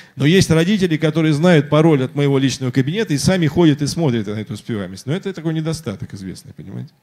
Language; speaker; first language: Russian; native; Russian